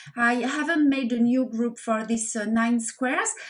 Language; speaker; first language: English; non-native, learner; French